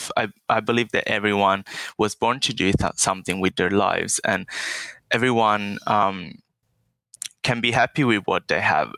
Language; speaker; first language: English; non-native, fluent; Italian